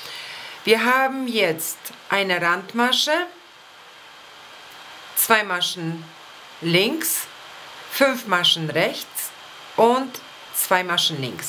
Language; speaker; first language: German; non-native, fluent; Polish